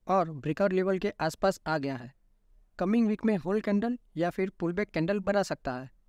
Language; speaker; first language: Hindi; native; Hindi